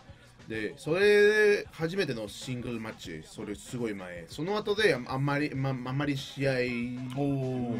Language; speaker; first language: Japanese; non-native, learner; Spanish